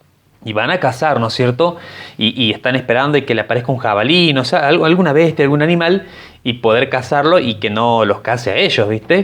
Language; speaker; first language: Spanish; native; Spanish